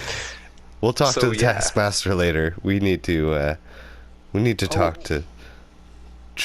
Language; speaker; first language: English; native; English